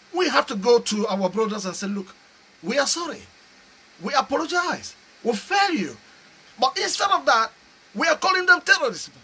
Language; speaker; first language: English; non-native, local second language; French